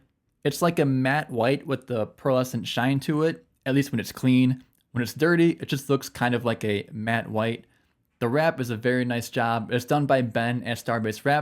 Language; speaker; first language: English; native; English